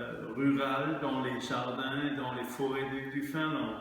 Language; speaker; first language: French; non-native, fluent; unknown